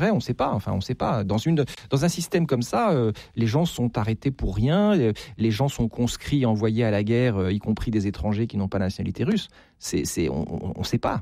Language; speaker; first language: French; native; French